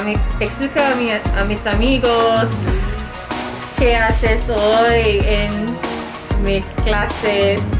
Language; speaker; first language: Spanish; non-native, learner; English